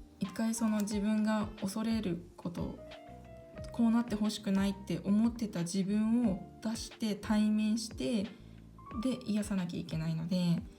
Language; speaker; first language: Japanese; early bilingual, other home language; Korean